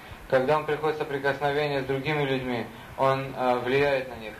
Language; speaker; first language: Russian; native; Russian